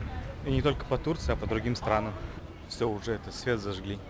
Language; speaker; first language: Russian; native; Russian